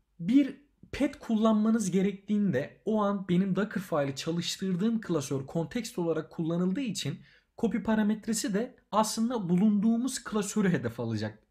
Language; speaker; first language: Turkish; native; Turkish